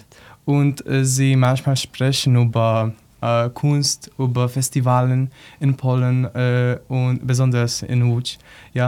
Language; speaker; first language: German; non-native, learner; Polish